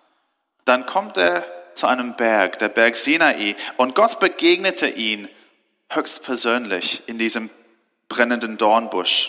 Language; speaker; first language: German; non-native, fluent; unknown